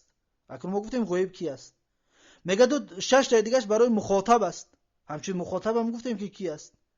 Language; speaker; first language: Persian; native; Persian